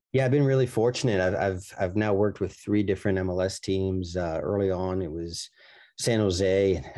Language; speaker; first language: English; native; English